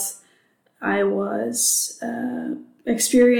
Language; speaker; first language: English; non-native, fluent; Dutch